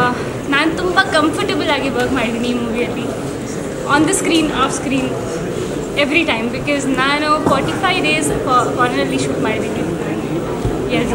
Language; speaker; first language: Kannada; non-native, learner; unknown